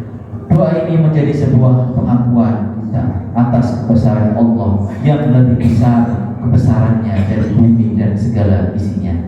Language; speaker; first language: Indonesian; native; Indonesian